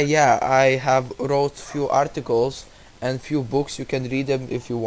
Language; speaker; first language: English; non-native, learner; Russian